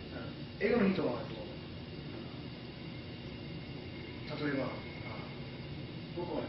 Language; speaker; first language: Japanese; non-native, learner; English